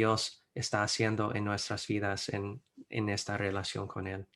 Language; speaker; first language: Spanish; non-native, fluent; English